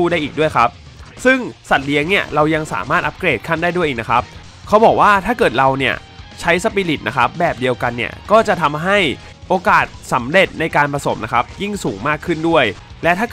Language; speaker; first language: Thai; native; Thai